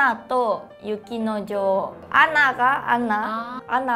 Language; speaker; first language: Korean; non-native, fluent; Japanese